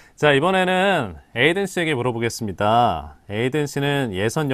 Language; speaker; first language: Korean; native; Korean